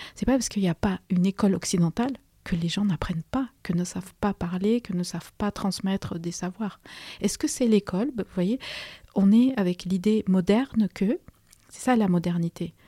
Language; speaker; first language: French; non-native, fluent; Spanish